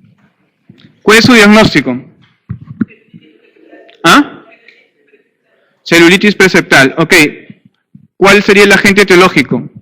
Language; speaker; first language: Spanish; native; Spanish